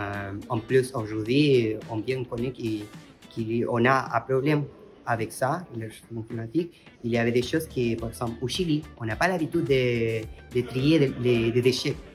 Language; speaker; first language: French; non-native, learner; Spanish